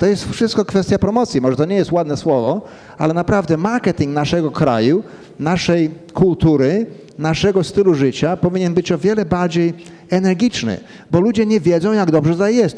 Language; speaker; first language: Polish; early bilingual, heritage; Polish